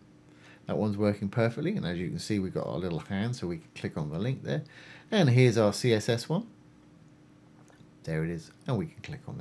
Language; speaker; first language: English; native; English